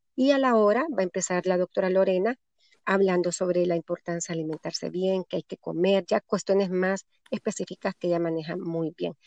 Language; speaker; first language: Spanish; native; Spanish